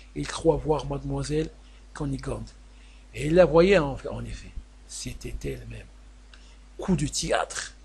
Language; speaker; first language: French; non-native, local second language; Arabic